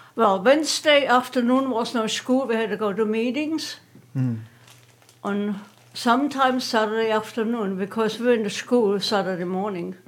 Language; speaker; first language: English; non-native, fluent; German